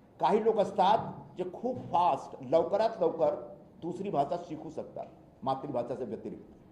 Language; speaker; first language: Marathi; non-native, fluent; Hindi